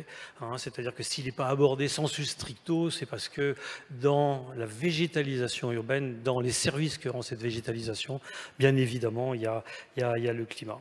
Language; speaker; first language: French; native; French